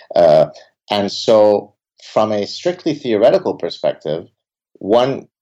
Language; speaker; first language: English; early bilingual, other home language; Arabic